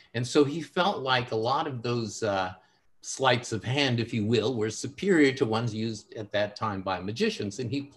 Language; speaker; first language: English; native; English